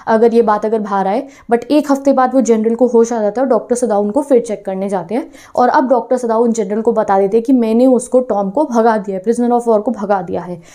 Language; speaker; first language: Hindi; non-native, local second language; Punjabi